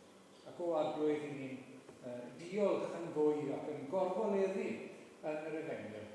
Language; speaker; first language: Welsh; native; Welsh